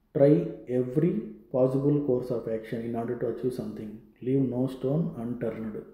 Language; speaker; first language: English; non-native, local second language; Telugu